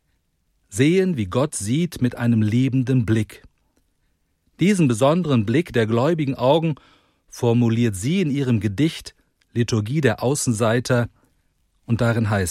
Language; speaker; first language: German; native; German